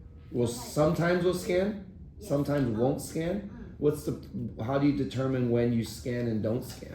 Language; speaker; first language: English; non-native, fluent; Chinese